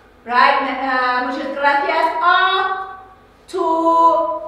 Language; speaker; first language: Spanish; non-native, learner; English